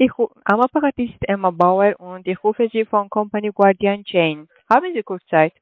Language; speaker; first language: German; non-native, learner; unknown